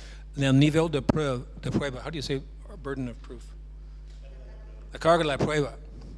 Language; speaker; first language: Spanish; non-native, fluent; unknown